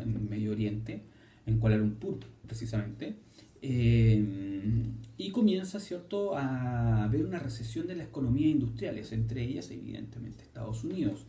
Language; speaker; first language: Spanish; native; Spanish